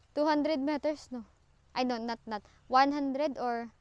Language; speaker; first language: English; non-native, local second language; Cebuano